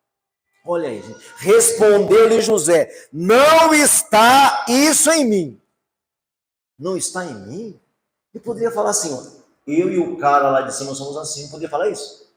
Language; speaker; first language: Portuguese; native; Portuguese